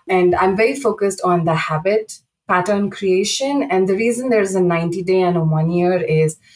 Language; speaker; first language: English; non-native, local second language; Telugu